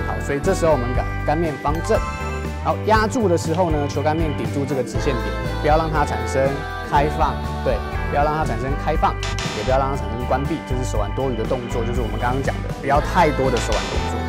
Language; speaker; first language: Chinese; native; Chinese